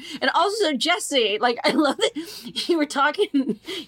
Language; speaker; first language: English; native; English